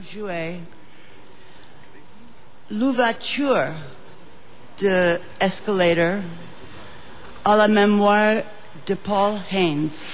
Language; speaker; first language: French; non-native, learner; English